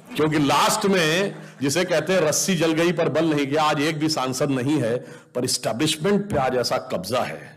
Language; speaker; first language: Hindi; native; Hindi